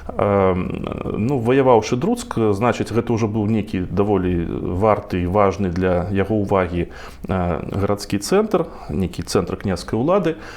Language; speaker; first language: Belarusian; non-native, local second language; Russian